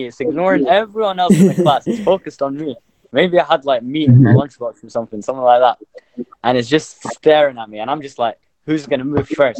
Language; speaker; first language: English; native; English